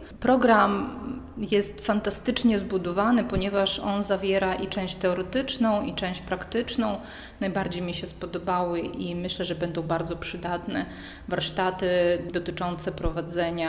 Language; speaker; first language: Polish; early bilingual, heritage; Polish